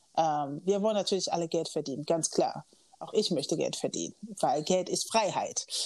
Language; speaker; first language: German; early bilingual, other home language; Akan